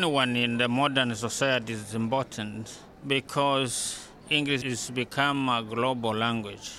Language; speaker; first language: English; non-native, local second language; Gusii